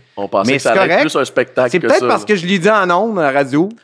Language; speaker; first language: French; native; French